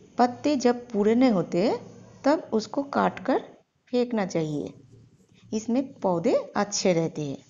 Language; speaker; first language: Hindi; non-native, local second language; Bangla